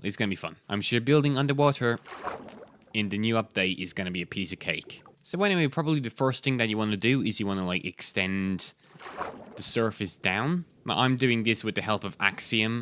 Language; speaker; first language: English; native; English